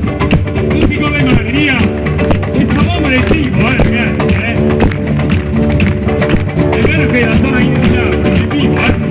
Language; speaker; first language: Italian; native; Italian